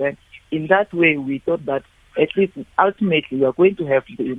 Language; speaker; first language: English; non-native, local second language; Xhosa